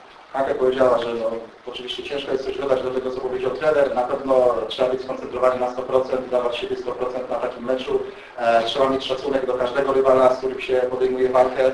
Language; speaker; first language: Polish; native; Polish